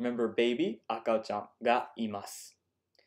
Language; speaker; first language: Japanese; non-native, fluent; English